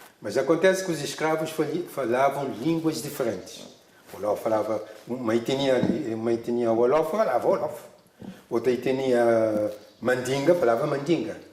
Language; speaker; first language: Portuguese; non-native, local second language; Kabuverdianu